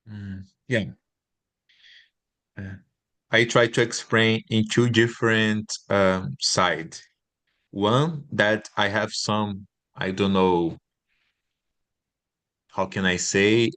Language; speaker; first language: English; non-native, learner; Portuguese